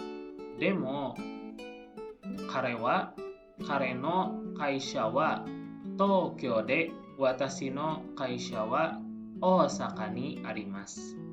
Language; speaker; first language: Japanese; non-native, learner; Indonesian